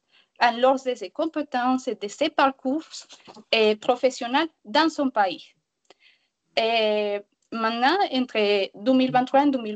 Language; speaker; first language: French; non-native, learner; Spanish